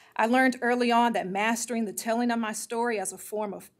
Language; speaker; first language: English; native; English